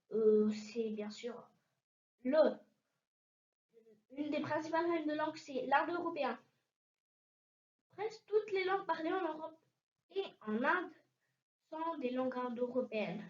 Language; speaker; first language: French; early bilingual, heritage; French